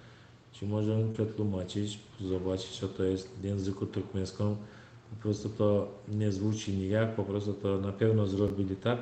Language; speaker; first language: Polish; non-native, learner; Turkmen